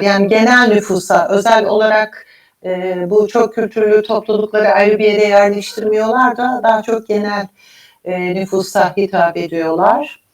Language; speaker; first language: Turkish; native; Turkish